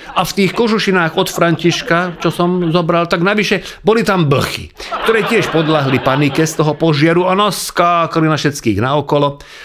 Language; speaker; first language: Slovak; non-native, local second language; Hungarian